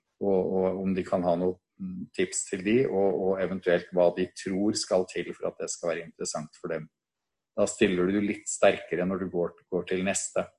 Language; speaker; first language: Norwegian; native; Norwegian